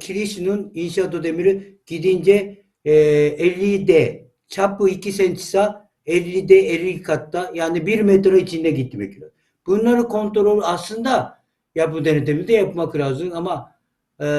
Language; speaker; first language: Turkish; non-native, learner; Japanese